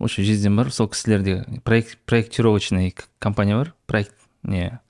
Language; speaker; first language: Russian; non-native, local second language; Kazakh